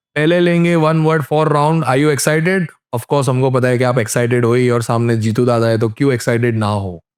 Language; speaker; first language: Hindi; non-native, local second language; Marathi